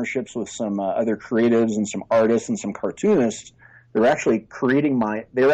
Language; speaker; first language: English; native; English